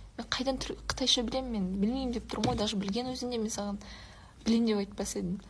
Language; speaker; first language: Kazakh; non-native, local second language; Uyghur